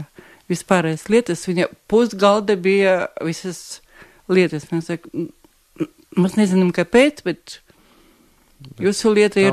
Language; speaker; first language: Latvian; non-native, local second language; Russian